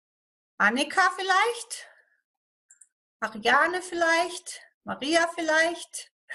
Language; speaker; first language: German; native; German